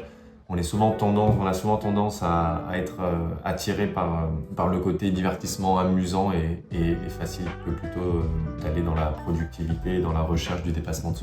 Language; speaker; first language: French; native; French